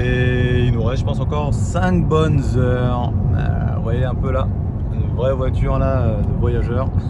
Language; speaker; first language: French; early bilingual, other home language; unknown